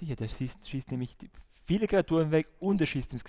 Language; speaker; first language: German; native; German